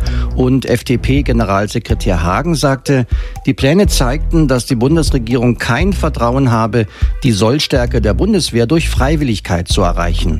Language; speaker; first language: German; native; German